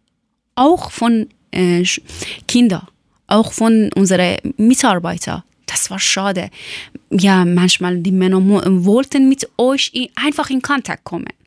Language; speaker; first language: German; non-native, learner; Persian